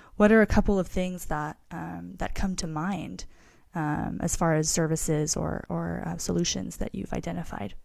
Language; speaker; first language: English; native; English